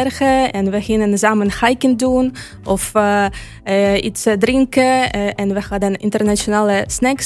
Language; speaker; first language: Dutch; non-native, fluent; Ukrainian